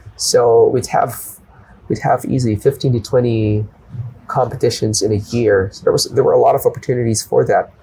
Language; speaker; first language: English; non-native, local second language; Filipino